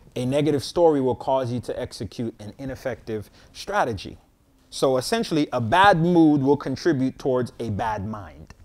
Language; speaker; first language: English; native; English